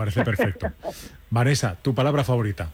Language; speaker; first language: Spanish; native; Spanish